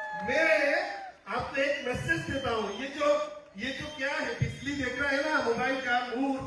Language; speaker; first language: Hindi; non-native, learner; Bangla